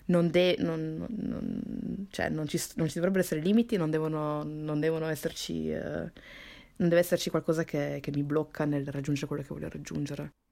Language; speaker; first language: Italian; early bilingual, other home language; Somali